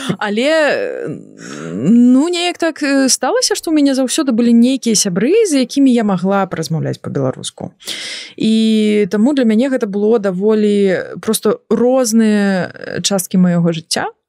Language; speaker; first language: Belarusian; non-native, local second language; Russian